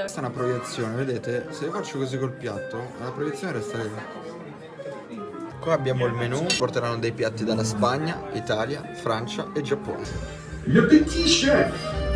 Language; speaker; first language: Italian; native; Italian